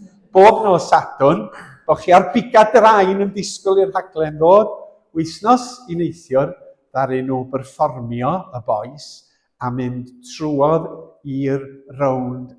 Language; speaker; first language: Welsh; native; Welsh